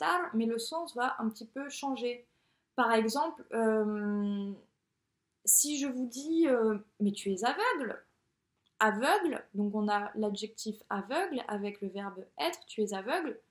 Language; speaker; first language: French; native; French